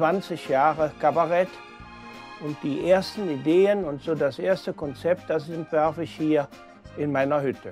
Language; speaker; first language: German; native; German